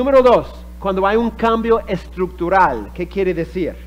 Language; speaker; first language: Spanish; non-native, fluent; English